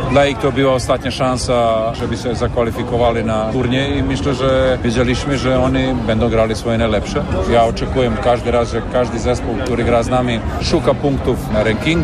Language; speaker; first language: Polish; non-native, learner; Serbian